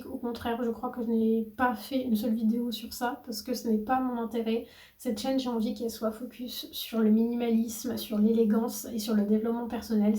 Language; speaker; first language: French; native; French